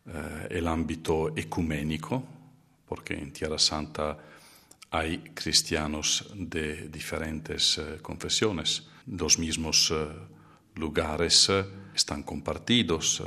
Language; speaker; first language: Spanish; non-native, fluent; Italian